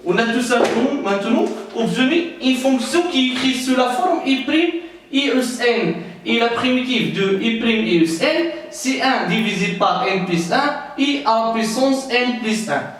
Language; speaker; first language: French; non-native, local second language; Arabic